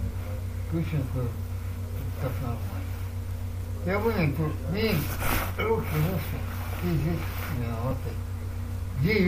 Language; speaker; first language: Estonian; non-native, local second language; Russian